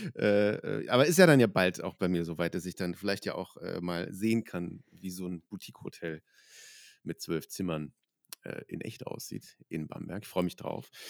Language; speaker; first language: German; native; German